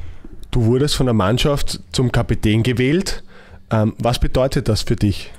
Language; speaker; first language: German; native; German